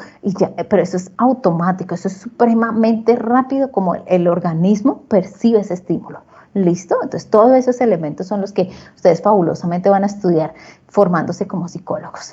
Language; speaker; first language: Spanish; native; Spanish